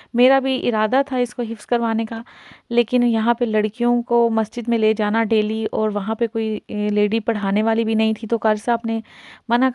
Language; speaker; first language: Hindi; native; Hindi